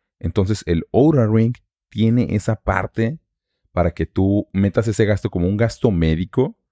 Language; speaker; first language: Spanish; native; Spanish